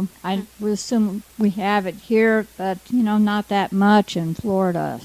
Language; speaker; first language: English; native; English